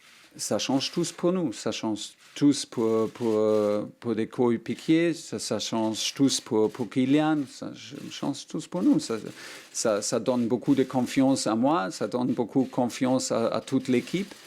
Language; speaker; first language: French; non-native, learner; German